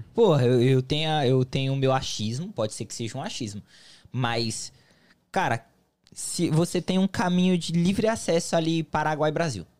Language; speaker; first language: Portuguese; native; Portuguese